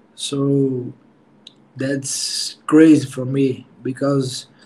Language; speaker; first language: English; non-native, learner; Portuguese